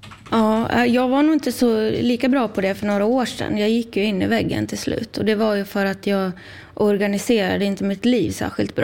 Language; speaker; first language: Swedish; native; Swedish